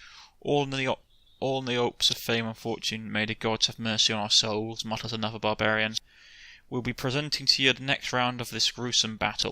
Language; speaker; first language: English; native; English